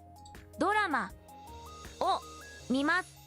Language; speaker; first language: Japanese; non-native, learner; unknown